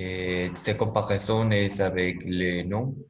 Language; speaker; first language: French; non-native, learner; Spanish